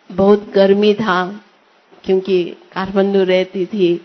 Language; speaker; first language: Hindi; non-native, local second language; Nepali